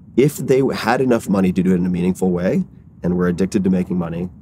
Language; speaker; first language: English; native; English